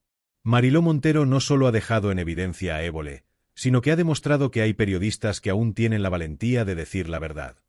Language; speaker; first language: Spanish; native; Spanish